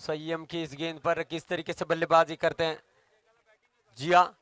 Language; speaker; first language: Hindi; non-native, local second language; Marathi